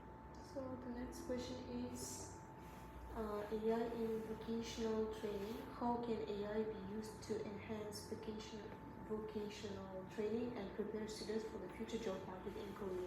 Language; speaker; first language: English; non-native, learner; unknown